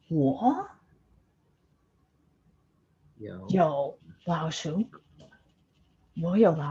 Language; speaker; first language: Chinese; non-native, fluent; English